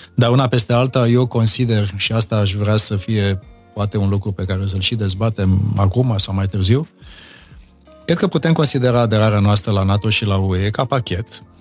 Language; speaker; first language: Romanian; native; Romanian